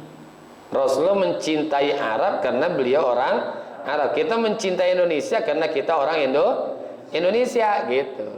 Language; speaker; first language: Indonesian; native; Indonesian